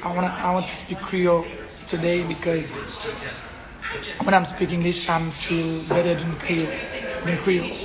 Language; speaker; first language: English; non-native, learner; Haitian Creole